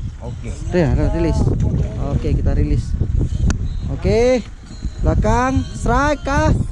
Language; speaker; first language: Malay; native; Malay